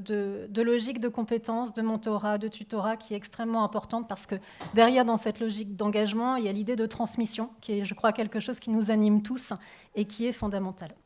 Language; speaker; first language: French; native; French